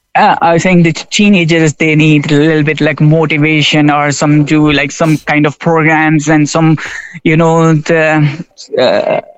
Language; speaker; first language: English; non-native, local second language; Urdu